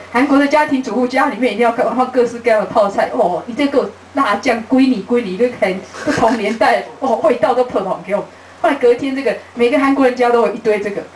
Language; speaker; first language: Chinese; native; Chinese